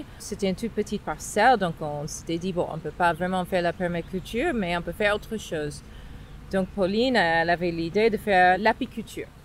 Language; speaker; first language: French; non-native, fluent; English